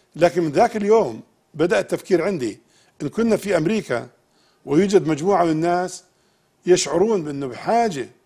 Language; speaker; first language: Arabic; native; Arabic